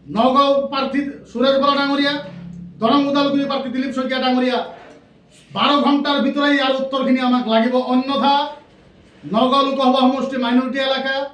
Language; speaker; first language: Assamese; non-native, local second language; Bangla